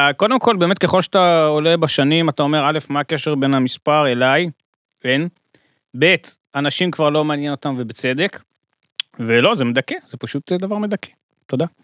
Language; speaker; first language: Hebrew; native; Hebrew